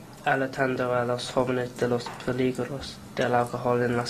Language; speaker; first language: Spanish; non-native, learner; English